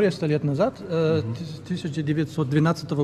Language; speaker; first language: Russian; non-native, fluent; German